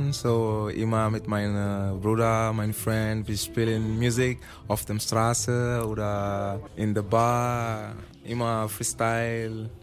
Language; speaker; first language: German; non-native, learner; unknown